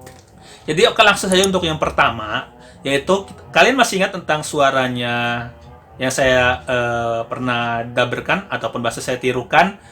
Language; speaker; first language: Indonesian; native; Indonesian